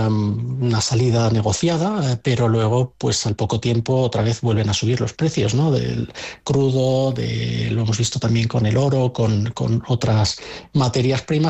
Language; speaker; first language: Spanish; native; Spanish